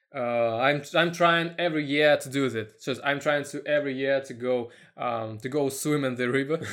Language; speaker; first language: English; non-native, learner; Russian